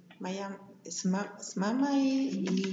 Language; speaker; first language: Russian; non-native, learner; German